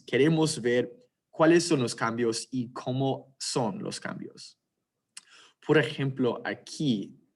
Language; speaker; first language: Spanish; non-native, fluent; English